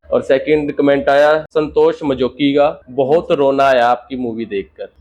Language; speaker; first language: Hindi; native; Hindi